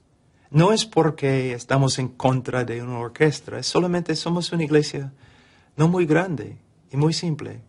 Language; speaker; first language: Spanish; non-native, fluent; English